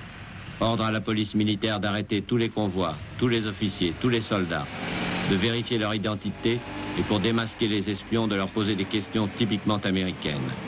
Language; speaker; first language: French; native; French